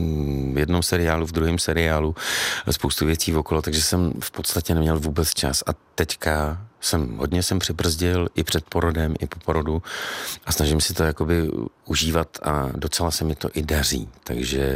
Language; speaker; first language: Czech; native; Czech